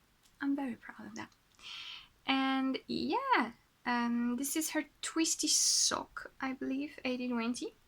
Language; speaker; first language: English; non-native, fluent; French